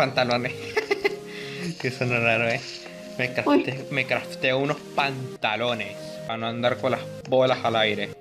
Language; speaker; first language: Spanish; native; Spanish